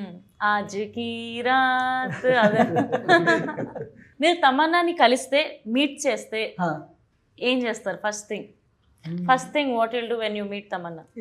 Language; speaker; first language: Telugu; native; Telugu